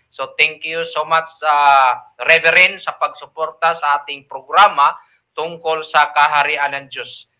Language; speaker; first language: Filipino; non-native, local second language; Cebuano